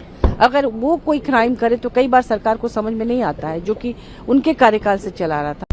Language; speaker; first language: Hindi; native; Hindi